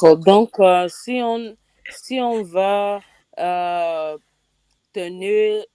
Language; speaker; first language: French; non-native, learner; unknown